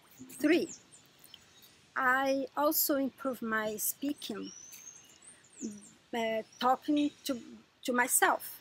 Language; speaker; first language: English; non-native, learner; Portuguese